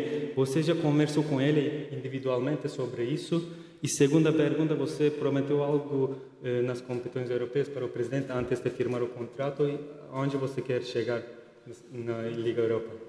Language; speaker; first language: Portuguese; non-native, fluent; Turkish